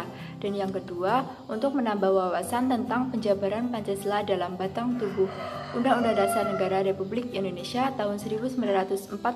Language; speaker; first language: Indonesian; native; Indonesian